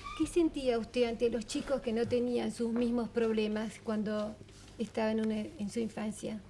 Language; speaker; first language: Spanish; early bilingual, other home language; Italian